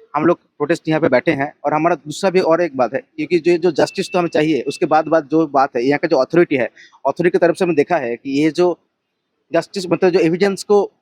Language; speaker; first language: Hindi; non-native, local second language; Bangla